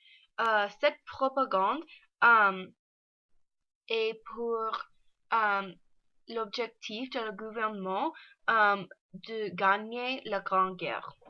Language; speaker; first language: French; non-native, learner; English